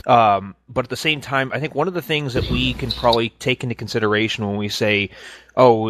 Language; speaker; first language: English; native; English